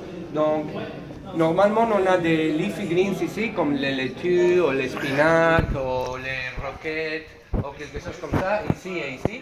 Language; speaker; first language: French; non-native, learner; Spanish